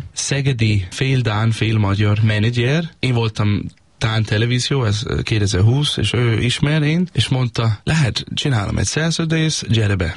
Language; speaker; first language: Hungarian; non-native, learner; Danish